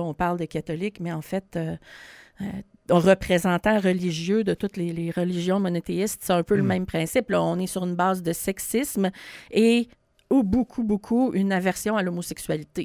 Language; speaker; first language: French; native; French